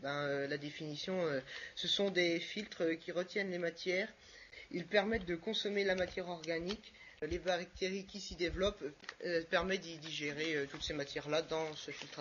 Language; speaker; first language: French; native; French